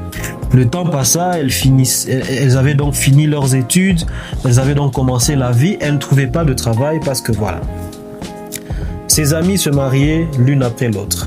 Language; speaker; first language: French; native; French